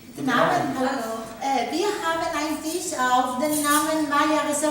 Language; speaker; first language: German; non-native, learner; Spanish